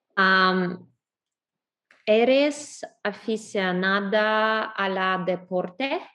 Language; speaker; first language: Spanish; non-native, learner; English